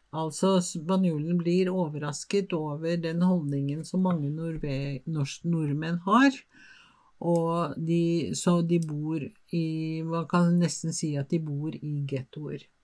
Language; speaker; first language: Norwegian; non-native, fluent; Spanish